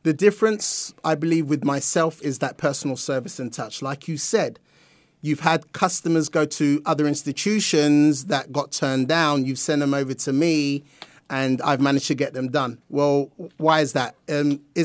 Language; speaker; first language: English; native; English